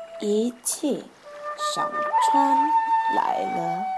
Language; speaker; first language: Chinese; non-native, learner; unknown